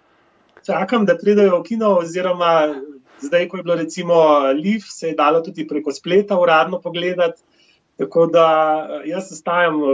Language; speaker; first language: Slovenian; native; Slovenian